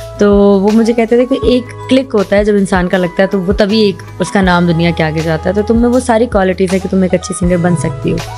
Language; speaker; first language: Urdu; native; Urdu